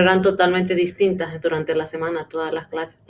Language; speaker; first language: Spanish; native; Spanish